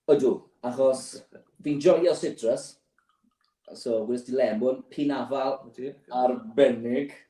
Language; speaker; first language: Welsh; native; Welsh